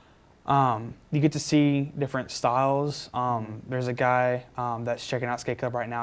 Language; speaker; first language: English; native; English